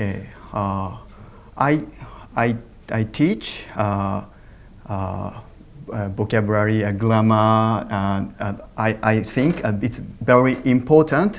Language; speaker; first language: English; non-native, learner; Japanese